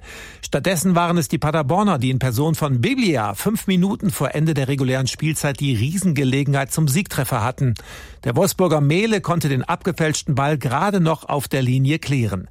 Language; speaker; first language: German; native; German